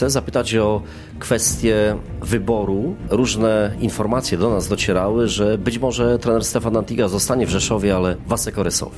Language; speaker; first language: Polish; native; Polish